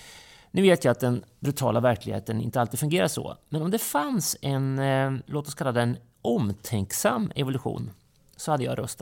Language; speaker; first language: Swedish; native; Swedish